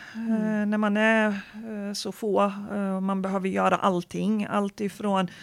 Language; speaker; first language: Swedish; non-native, fluent; Arabic